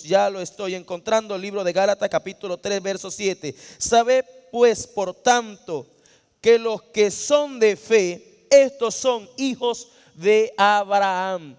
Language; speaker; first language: Spanish; native; Spanish